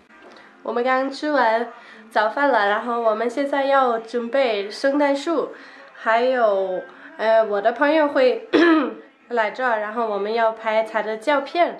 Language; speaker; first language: Chinese; non-native, fluent; Danish